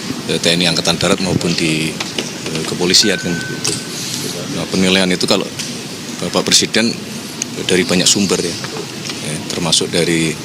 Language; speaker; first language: Indonesian; native; Indonesian